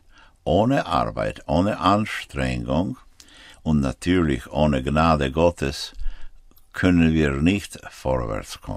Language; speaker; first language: German; non-native, fluent; Ukrainian